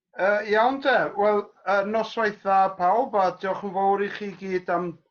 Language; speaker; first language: Welsh; native; Welsh